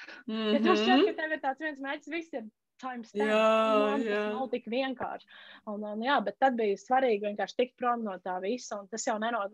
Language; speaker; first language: Latvian; native; Latvian